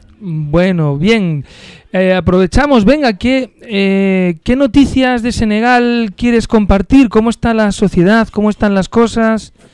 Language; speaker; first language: Spanish; native; Spanish